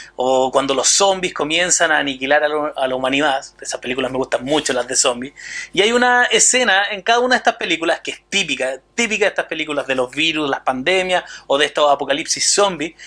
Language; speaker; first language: Spanish; native; Spanish